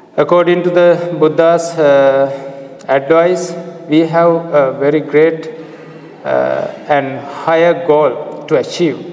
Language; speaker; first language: English; non-native, local second language; Sinhala